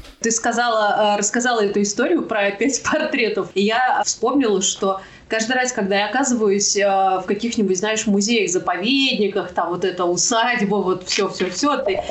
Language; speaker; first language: Russian; native; Russian